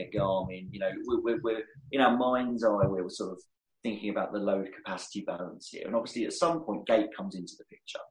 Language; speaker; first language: English; native; English